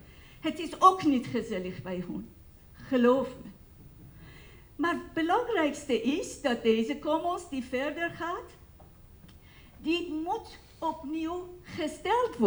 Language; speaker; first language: Dutch; non-native, fluent; Persian